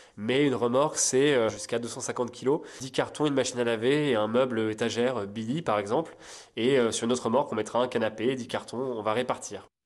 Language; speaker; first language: French; native; French